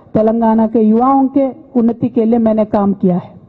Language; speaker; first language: Hindi; non-native, local second language; Telugu